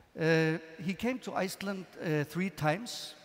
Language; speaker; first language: English; non-native, fluent; Icelandic